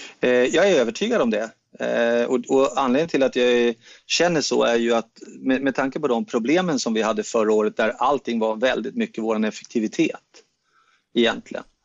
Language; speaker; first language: Swedish; native; Swedish